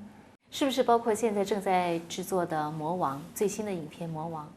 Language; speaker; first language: Chinese; native; Chinese